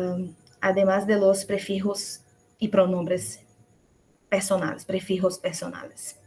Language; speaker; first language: Spanish; non-native, fluent; Portuguese